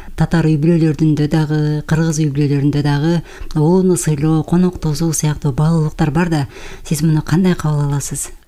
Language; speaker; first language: Kyrgyz; native; Kyrgyz